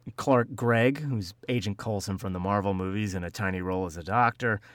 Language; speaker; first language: English; native; English